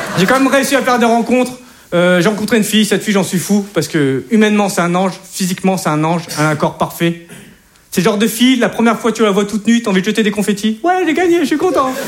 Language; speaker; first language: French; native; French